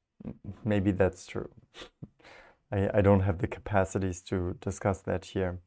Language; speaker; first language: English; non-native, fluent; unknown